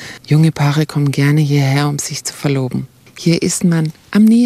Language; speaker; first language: German; native; German